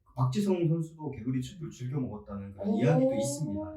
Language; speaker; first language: Korean; native; Korean